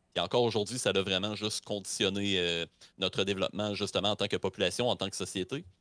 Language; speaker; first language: French; native; French